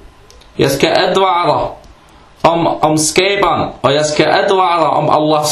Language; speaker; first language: Danish; early bilingual, other home language; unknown